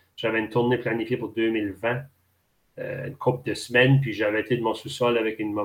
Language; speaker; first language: French; native; French